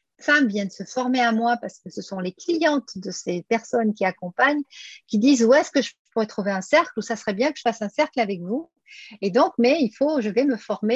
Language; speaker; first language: French; native; French